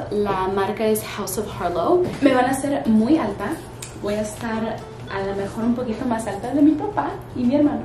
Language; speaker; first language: Spanish; early bilingual, heritage; Spanish